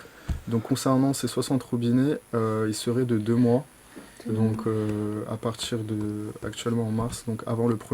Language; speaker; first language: French; native; French